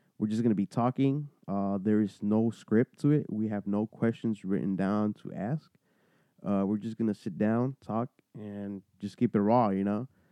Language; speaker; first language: English; early bilingual, other home language; Spanish